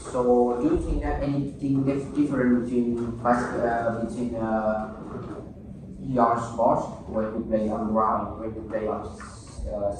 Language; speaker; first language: English; non-native, learner; Vietnamese